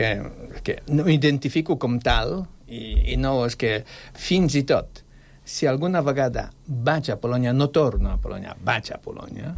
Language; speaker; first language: Catalan; non-native, fluent; Polish